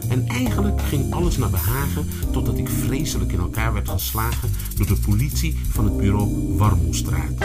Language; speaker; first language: Dutch; early bilingual, other home language; Sranan Tongo